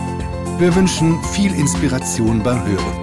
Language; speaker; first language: German; native; German